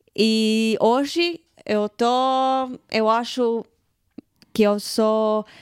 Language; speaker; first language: Portuguese; non-native, fluent; Russian